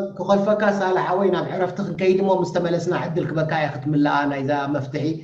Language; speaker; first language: Tigrinya; native; Tigrinya